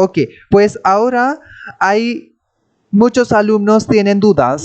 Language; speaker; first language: Spanish; non-native, fluent; Hindi